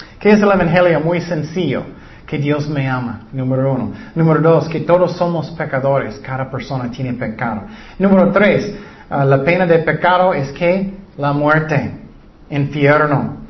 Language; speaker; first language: Spanish; non-native, learner; English